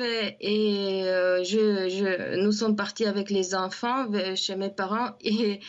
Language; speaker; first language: French; non-native, fluent; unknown